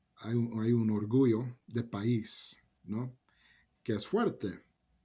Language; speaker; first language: Spanish; early bilingual, heritage; Spanish